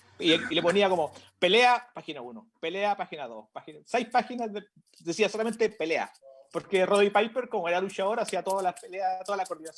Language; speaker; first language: Spanish; native; Spanish